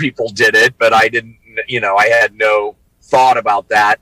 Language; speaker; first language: English; native; English